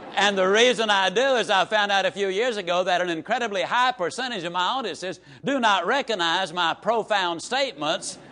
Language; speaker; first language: English; native; English